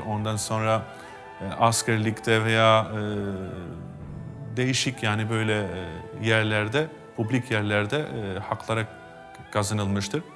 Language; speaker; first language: Turkish; non-native, fluent; Albanian